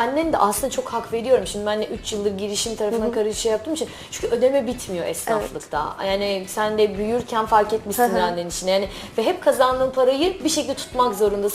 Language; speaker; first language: Turkish; native; Turkish